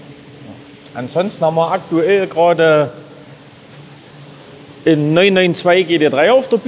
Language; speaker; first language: German; native; German